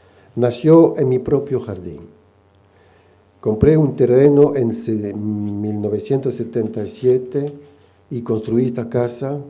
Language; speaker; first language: Spanish; non-native, fluent; French